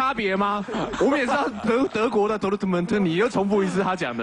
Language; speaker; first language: Chinese; native; Chinese